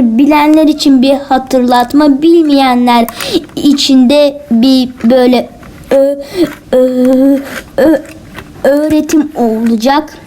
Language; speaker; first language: Turkish; native; Turkish